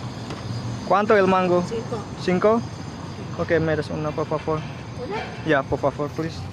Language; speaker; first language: Spanish; non-native, learner; Indonesian